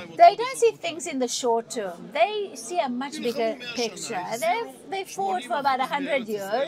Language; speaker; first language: English; non-native, fluent; Hebrew